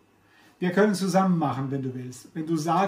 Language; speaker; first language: German; non-native, fluent; Italian